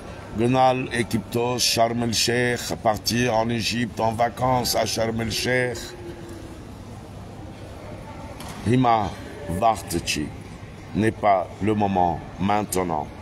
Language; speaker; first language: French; native; French